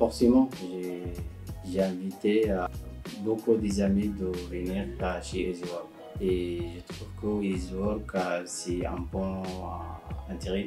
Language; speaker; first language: French; non-native, learner; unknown